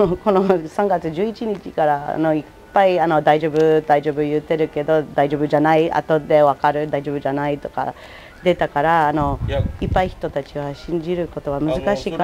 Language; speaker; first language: Japanese; non-native, learner; English